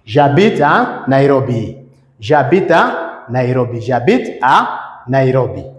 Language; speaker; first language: French; non-native, fluent; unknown